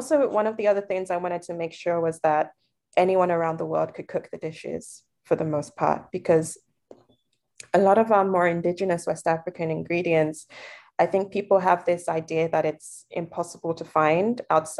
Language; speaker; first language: English; non-native, local second language; Yoruba